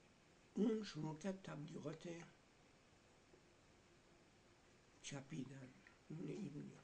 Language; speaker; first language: Persian; early bilingual, heritage; Persian